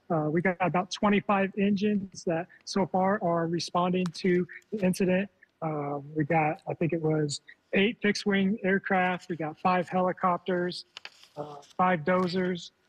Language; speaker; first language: English; native; English